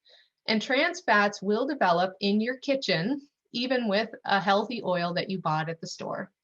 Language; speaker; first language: English; native; English